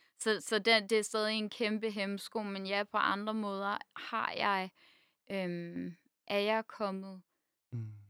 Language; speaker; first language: Danish; native; Danish